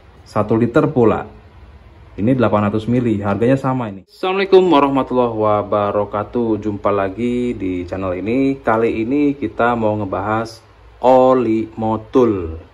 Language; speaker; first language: Indonesian; non-native, local second language; Sundanese